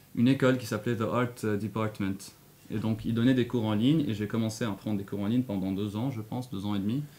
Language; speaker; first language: French; non-native, local second language; Arabic